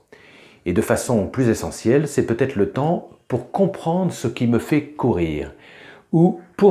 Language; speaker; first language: French; native; French